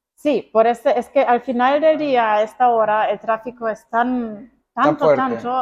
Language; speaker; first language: Spanish; non-native, fluent; Croatian